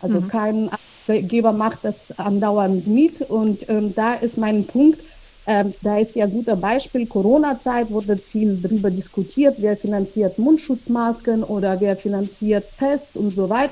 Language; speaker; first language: German; non-native, fluent; Georgian